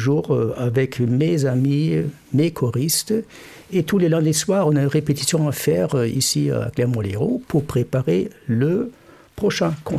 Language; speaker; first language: French; non-native, fluent; German